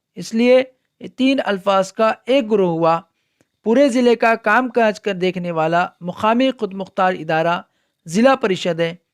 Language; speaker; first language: Urdu; native; Urdu